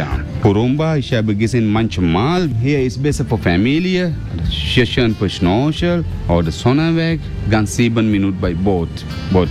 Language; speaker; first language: German; non-native, learner; Sinhala